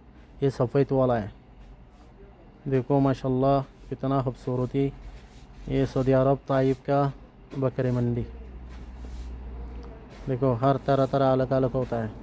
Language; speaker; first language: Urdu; non-native, fluent; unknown